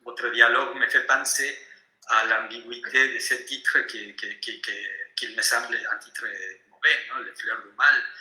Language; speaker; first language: French; non-native, fluent; Spanish